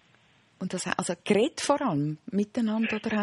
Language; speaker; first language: German; native; German